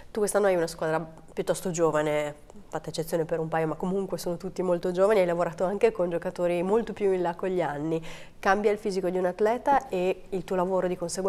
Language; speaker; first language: Italian; native; Italian